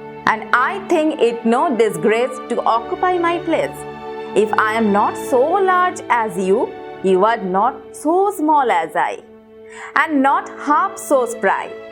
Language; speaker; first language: English; non-native, local second language; Bangla